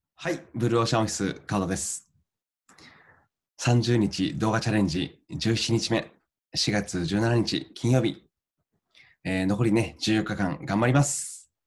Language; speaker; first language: Japanese; native; Japanese